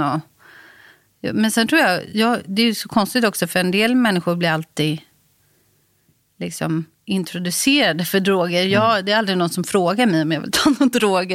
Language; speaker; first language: Swedish; native; Swedish